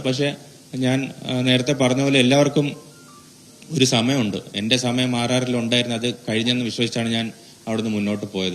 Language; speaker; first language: Malayalam; native; Malayalam